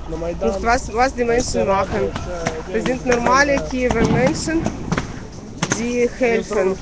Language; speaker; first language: German; non-native, fluent; Russian